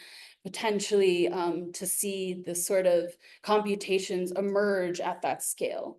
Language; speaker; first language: English; native; English